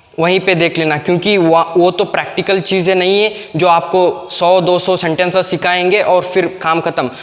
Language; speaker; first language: Hindi; non-native, local second language; Kannada